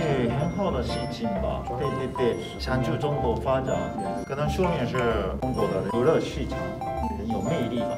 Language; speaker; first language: Chinese; non-native, fluent; Japanese